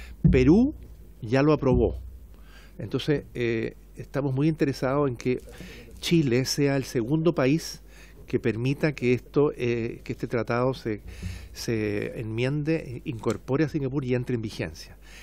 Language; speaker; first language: Spanish; native; Spanish